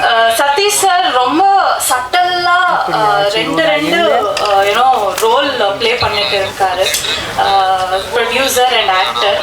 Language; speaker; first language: Tamil; non-native, learner; Kannada